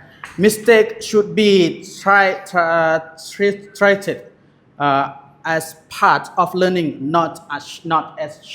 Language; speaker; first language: English; non-native, learner; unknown